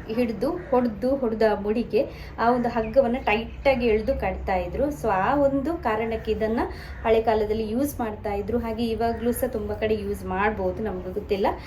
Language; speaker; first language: Kannada; non-native, local second language; Tulu